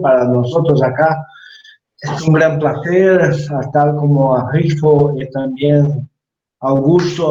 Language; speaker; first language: Spanish; non-native, fluent; Portuguese